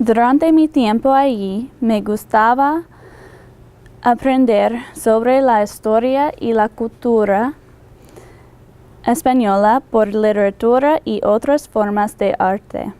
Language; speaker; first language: Spanish; non-native, learner; English